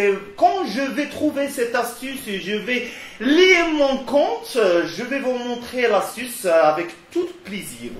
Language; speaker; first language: French; non-native, local second language; Arabic